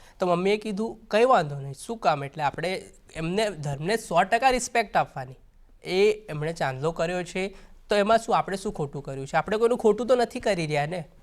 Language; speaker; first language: Gujarati; non-native, local second language; Hindi